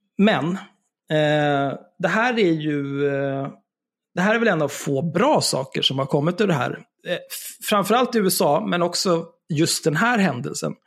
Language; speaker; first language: Swedish; native; Swedish